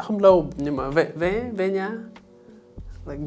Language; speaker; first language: Vietnamese; non-native, learner; English